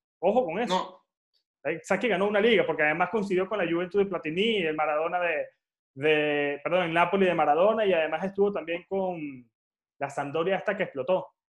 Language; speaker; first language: Spanish; native; Spanish